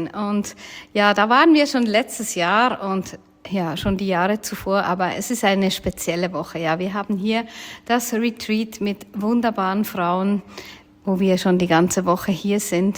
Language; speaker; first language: German; native; German